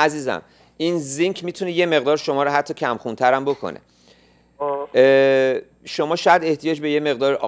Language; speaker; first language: Persian; native; Persian